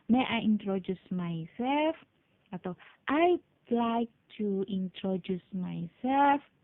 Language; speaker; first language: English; non-native, fluent; Indonesian